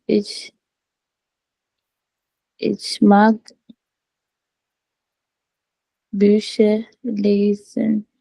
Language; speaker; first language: German; non-native, learner; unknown